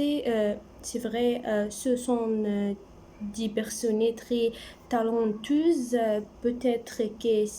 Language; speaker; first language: French; non-native, learner; Arabic